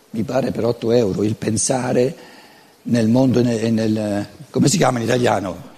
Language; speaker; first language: Italian; non-native, local second language; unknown